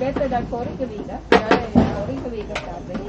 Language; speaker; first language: Dutch; non-native, learner; Thai